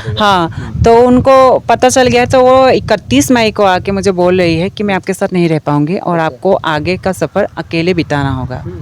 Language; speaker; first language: Hindi; non-native, local second language; Assamese